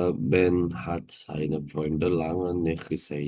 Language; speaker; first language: German; non-native, learner; Indonesian